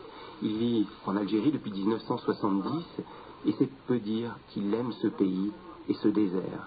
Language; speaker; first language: French; native; French